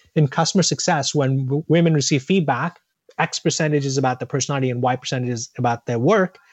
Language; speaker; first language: English; non-native, local second language; Tamil